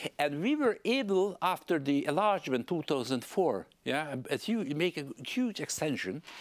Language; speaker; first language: English; non-native, fluent; Hungarian